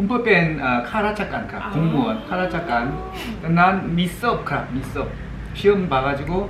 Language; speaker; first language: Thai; non-native, learner; Korean